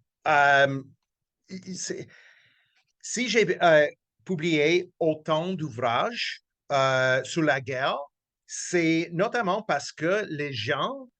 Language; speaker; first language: French; non-native, local second language; English